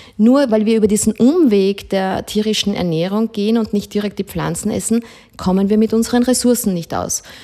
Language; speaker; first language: German; early bilingual, other home language; Spanish